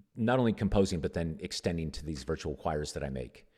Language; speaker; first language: English; native; English